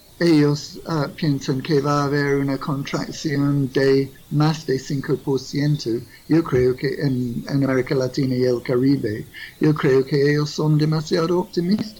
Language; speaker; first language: Spanish; non-native, fluent; English